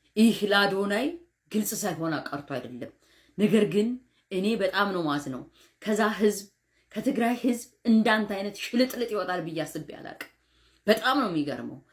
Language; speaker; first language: Amharic; native; Amharic